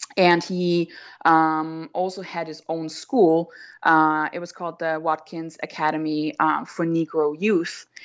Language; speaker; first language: English; non-native, fluent; German